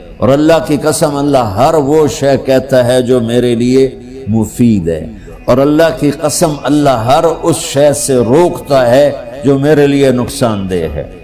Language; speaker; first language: Urdu; non-native, local second language; Punjabi